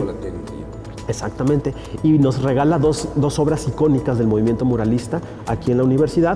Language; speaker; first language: Spanish; native; Spanish